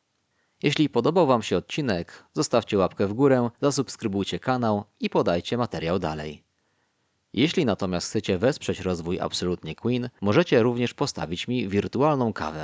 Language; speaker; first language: Polish; native; Polish